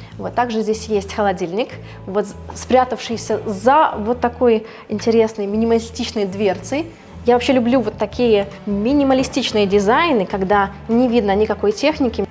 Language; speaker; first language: Russian; native; Russian